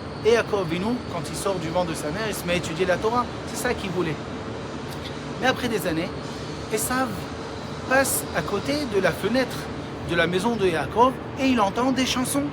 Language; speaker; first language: French; native; French